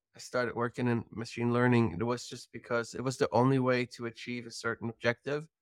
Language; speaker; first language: English; non-native, fluent; Dutch